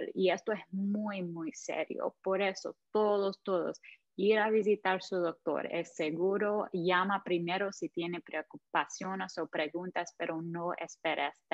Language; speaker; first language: Spanish; non-native, fluent; English